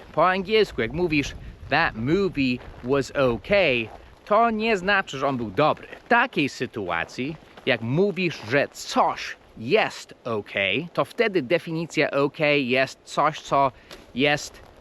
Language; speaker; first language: Polish; non-native, fluent; English